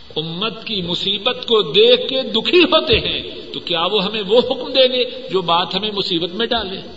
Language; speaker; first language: Urdu; non-native, local second language; Punjabi